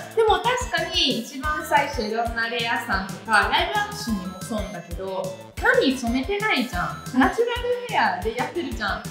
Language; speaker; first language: Japanese; non-native, fluent; Italian